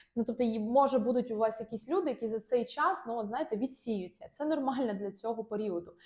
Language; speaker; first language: Ukrainian; non-native, local second language; Russian